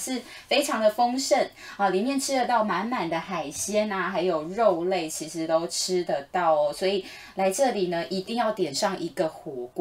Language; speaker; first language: Chinese; native; Chinese